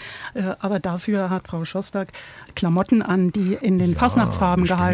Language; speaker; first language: German; native; German